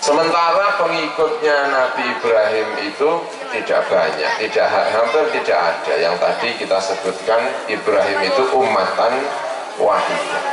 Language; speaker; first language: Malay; non-native, local second language; Javanese